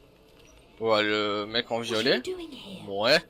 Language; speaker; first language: French; native; French